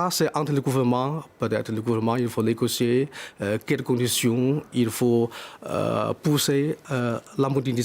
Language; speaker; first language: French; non-native, fluent; Chinese